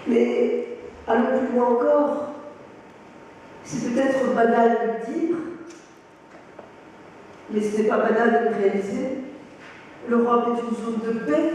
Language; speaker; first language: French; native; French